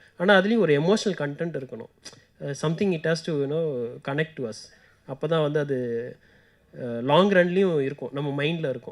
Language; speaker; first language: Tamil; native; Tamil